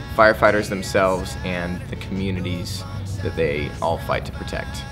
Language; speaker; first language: English; native; English